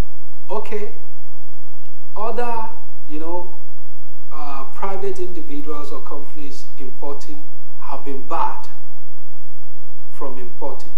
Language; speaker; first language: English; non-native, local second language; Yoruba